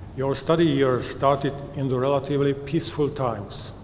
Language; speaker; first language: English; non-native, fluent; Czech